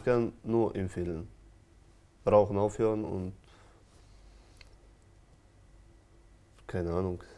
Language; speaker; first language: German; non-native, fluent; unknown